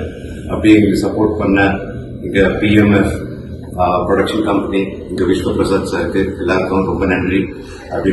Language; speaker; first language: Tamil; non-native, local second language; Telugu